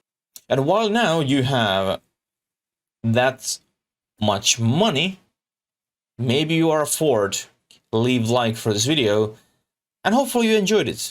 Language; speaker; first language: English; non-native, learner; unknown